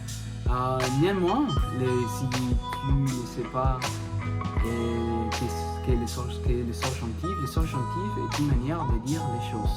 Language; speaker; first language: French; non-native, learner; Spanish